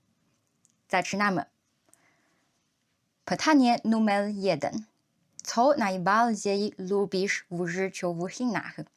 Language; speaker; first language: Polish; non-native, learner; Chinese